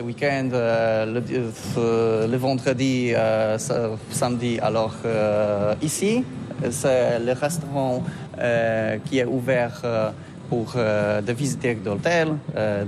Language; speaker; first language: French; non-native, fluent; Polish